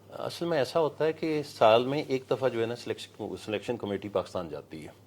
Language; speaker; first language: Urdu; non-native, local second language; Punjabi